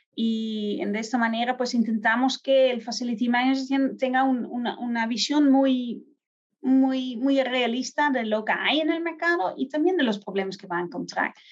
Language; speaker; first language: Spanish; non-native, fluent; Dutch